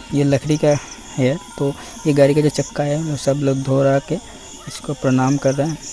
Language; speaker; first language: Hindi; non-native, local second language; Bangla